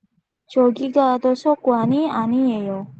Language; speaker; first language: Korean; non-native, learner; Indonesian